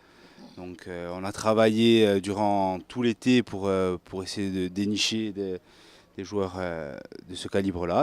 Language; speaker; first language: French; native; French